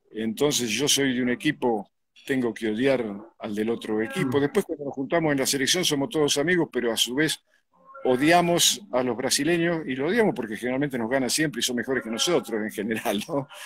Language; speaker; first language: Spanish; native; Spanish